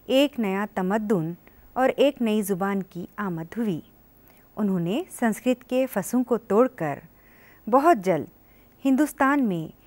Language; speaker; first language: Urdu; native; Urdu